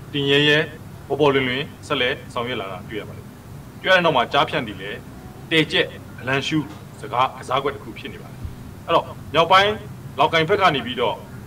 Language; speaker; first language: Burmese; native; Burmese